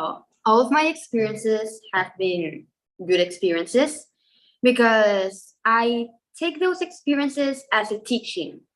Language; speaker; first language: English; non-native, fluent; Spanish